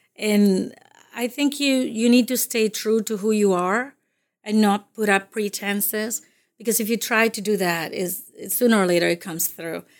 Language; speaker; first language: English; non-native, fluent; Spanish